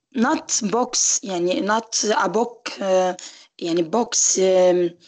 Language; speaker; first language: English; non-native, learner; Arabic